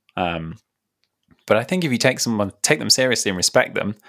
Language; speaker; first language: English; native; English